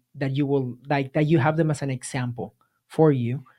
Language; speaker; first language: English; early bilingual, other home language; Spanish